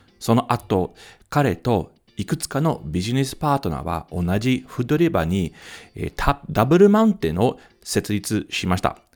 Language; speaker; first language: Japanese; non-native, fluent; English